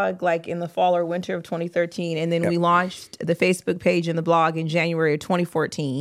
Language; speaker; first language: English; native; English